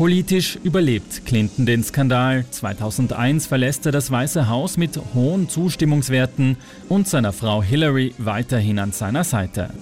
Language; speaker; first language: German; native; German